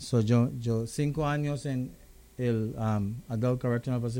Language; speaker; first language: Spanish; non-native, local second language; English